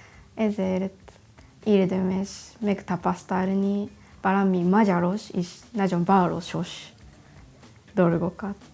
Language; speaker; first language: Hungarian; non-native, learner; Japanese